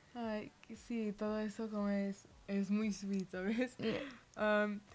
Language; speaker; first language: Spanish; early bilingual, heritage; Spanish